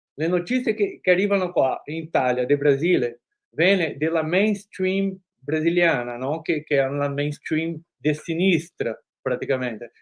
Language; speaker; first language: Italian; non-native, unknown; Portuguese